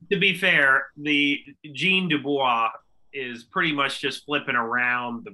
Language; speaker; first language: English; native; English